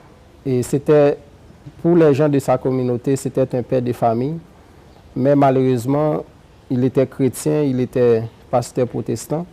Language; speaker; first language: French; non-native, local second language; Haitian Creole